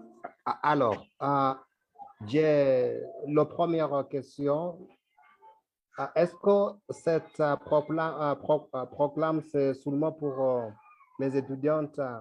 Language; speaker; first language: French; non-native, learner; Swahili